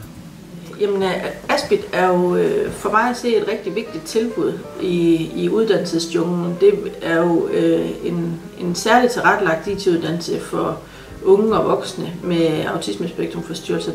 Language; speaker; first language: Danish; native; Danish